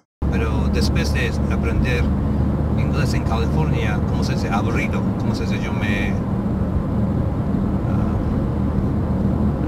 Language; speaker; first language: Spanish; non-native, learner; Japanese